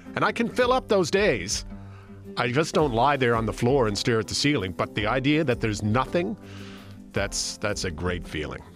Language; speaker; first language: English; native; English